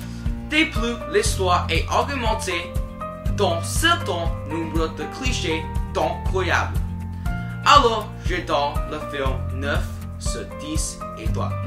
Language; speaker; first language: French; non-native, learner; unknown